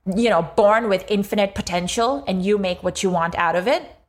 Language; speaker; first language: English; non-native, local second language; Urdu